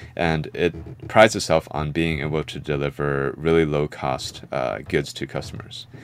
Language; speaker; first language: English; native; English